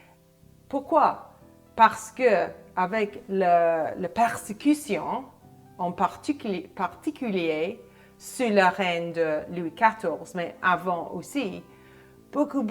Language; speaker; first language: French; non-native, fluent; English